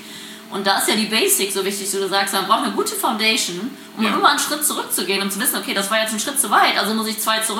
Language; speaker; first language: German; native; German